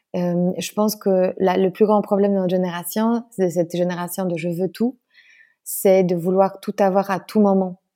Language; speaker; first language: French; non-native, fluent; Polish